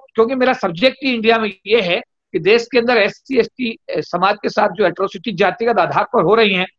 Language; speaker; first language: Hindi; native; Hindi